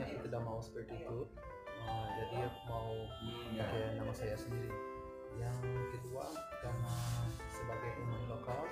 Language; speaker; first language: Indonesian; non-native, fluent; Portuguese